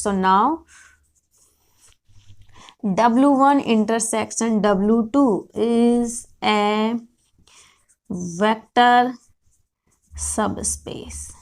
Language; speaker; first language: Hindi; native; Hindi